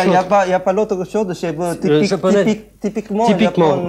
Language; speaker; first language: French; non-native, learner; Japanese